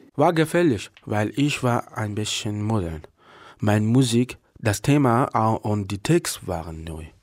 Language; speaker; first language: German; non-native, learner; Persian